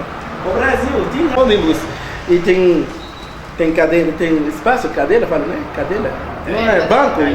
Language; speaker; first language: Portuguese; non-native, learner; Haitian Creole